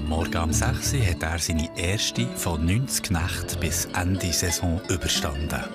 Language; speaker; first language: German; native; German